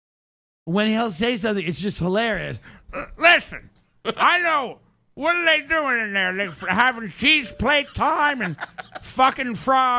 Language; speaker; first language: English; native; English